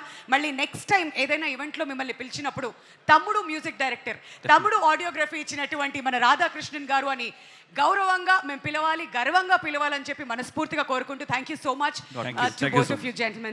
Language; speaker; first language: Telugu; native; Telugu